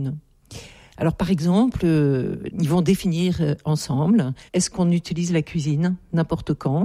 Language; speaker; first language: French; native; French